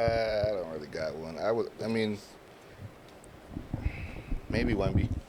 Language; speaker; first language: English; native; English